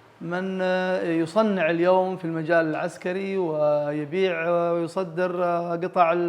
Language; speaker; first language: Arabic; native; Arabic